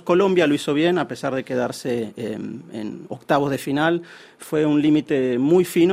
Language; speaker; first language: Spanish; native; Spanish